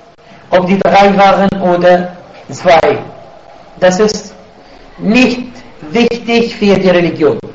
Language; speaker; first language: German; non-native, fluent; Arabic